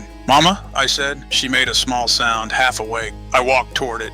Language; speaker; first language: English; native; English